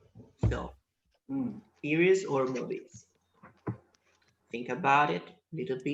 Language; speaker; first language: English; non-native, fluent; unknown